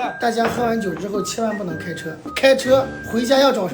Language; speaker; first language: Chinese; native; Chinese